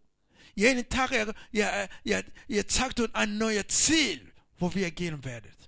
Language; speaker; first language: German; non-native, learner; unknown